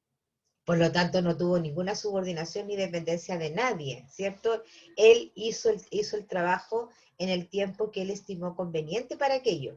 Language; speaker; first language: Spanish; native; Spanish